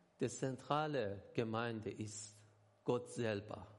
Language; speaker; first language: German; non-native, learner; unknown